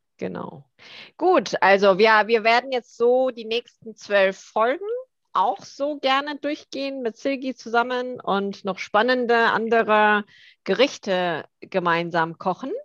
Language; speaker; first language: German; early bilingual, other home language; Korean